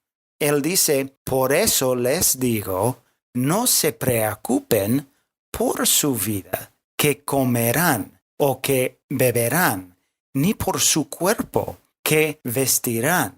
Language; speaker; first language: Spanish; non-native, fluent; English